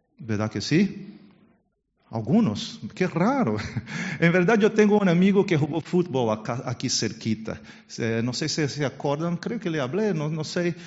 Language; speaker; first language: Spanish; non-native, fluent; Portuguese